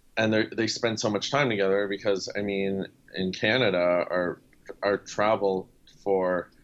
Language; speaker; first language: English; native; English